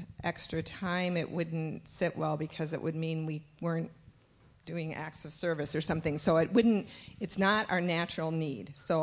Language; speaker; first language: English; native; English